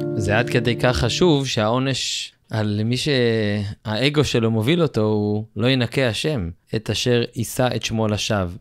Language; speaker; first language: Hebrew; native; Hebrew